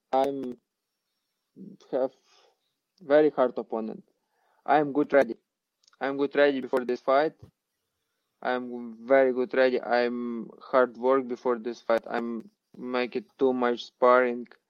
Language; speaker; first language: English; non-native, learner; Ukrainian